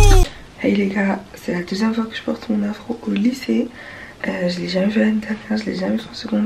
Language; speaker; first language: French; native; French